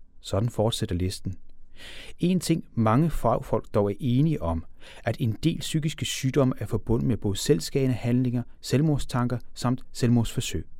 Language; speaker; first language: Danish; native; Danish